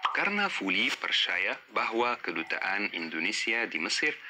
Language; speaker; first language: Indonesian; non-native, fluent; Arabic